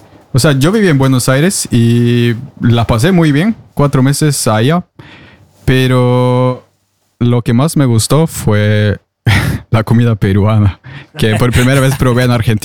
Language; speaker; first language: Spanish; non-native, fluent; Norwegian